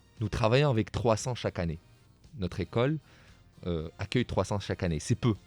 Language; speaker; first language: French; non-native, local second language; Arabic